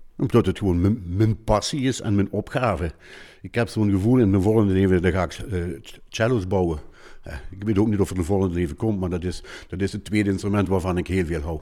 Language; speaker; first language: Dutch; native; Dutch